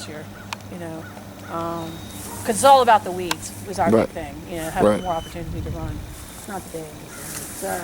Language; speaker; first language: English; native; English